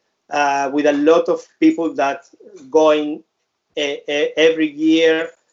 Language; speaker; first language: English; non-native, fluent; Spanish